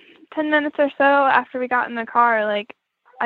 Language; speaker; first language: English; native; English